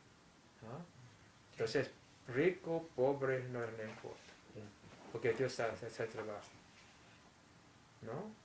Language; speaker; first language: Spanish; non-native, fluent; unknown